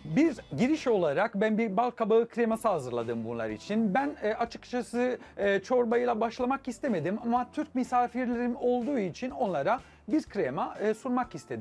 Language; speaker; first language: Turkish; non-native, fluent; Italian